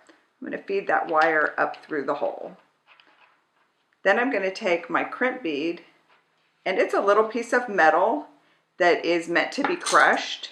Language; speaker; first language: English; native; English